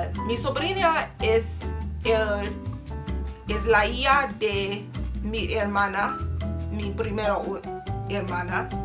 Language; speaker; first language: Spanish; non-native, learner; English